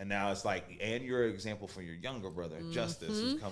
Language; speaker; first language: English; native; English